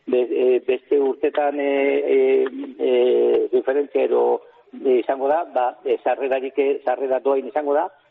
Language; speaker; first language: Basque; native; Basque